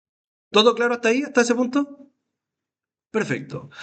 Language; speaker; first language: Spanish; native; Spanish